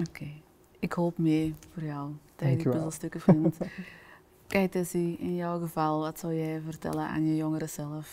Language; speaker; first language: Dutch; native; Dutch